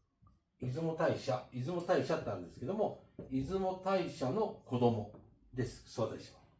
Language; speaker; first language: Japanese; native; Japanese